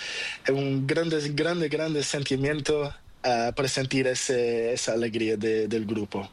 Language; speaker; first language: Spanish; non-native, learner; Portuguese